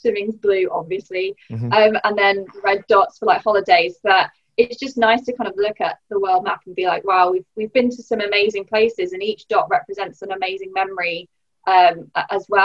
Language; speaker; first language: English; native; English